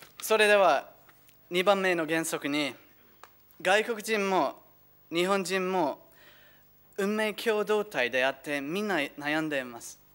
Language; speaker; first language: Japanese; non-native, fluent; English